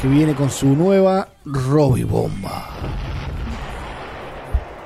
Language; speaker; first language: Spanish; native; Spanish